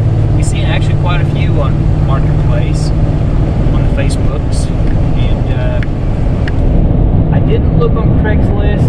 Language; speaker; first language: English; native; English